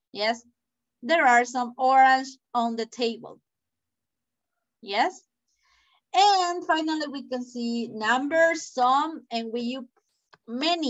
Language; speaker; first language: English; non-native, fluent; Spanish